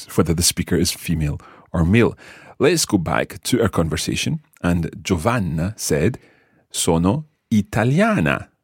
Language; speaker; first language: English; native; English